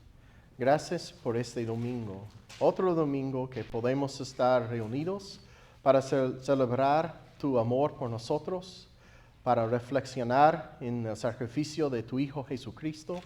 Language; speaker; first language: Spanish; non-native, fluent; English